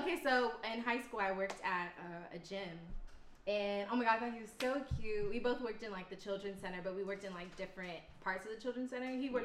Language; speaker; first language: English; native; English